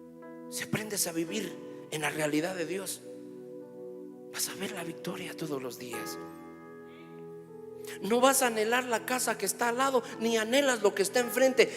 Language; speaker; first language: Spanish; native; Spanish